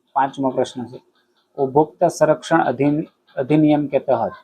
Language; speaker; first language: Hindi; non-native, local second language; Gujarati